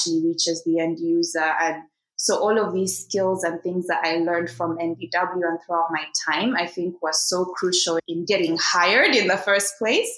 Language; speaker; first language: English; non-native, local second language; Ganda